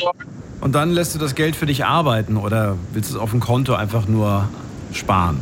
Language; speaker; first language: German; native; German